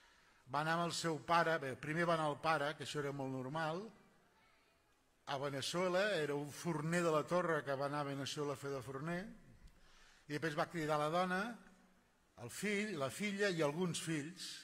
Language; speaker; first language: Catalan; native; Catalan